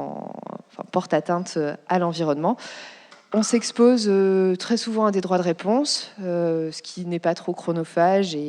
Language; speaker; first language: French; native; French